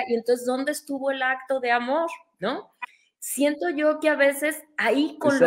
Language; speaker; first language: Spanish; native; Spanish